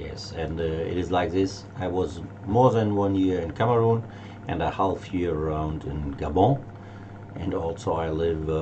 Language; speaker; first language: English; non-native, learner; German